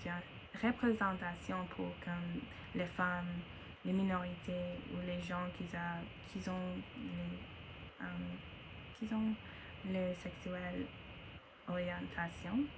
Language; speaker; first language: French; non-native, learner; English